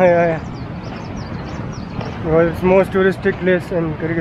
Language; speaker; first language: English; non-native, local second language; Marathi